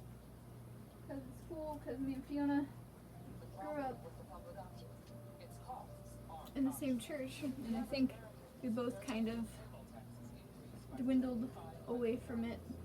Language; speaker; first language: English; native; English